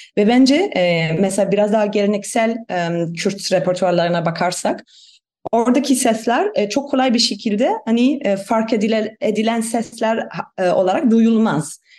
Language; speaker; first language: Turkish; non-native, fluent; German